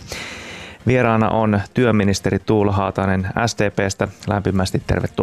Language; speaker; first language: Finnish; native; Finnish